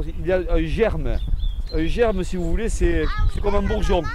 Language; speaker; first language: French; native; French